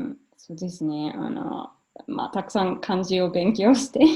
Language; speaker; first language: Japanese; non-native, fluent; German